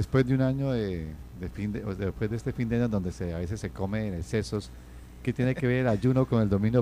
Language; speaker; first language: Spanish; native; Spanish